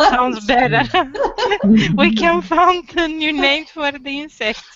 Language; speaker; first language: English; non-native, learner; Romanian